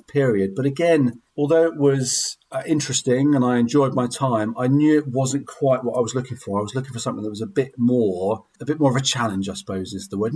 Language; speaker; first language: English; native; English